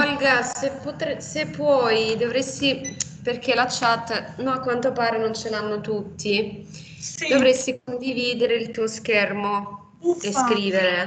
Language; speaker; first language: Italian; native; Italian